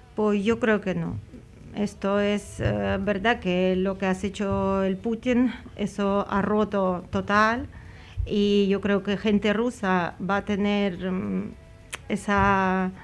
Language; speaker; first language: Spanish; non-native, fluent; Ukrainian